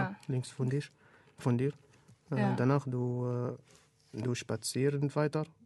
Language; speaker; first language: German; non-native, learner; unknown